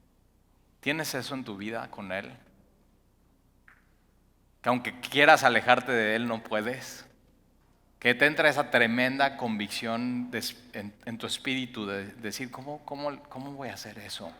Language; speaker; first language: Spanish; native; Spanish